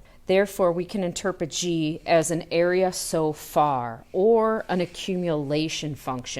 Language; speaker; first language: English; native; English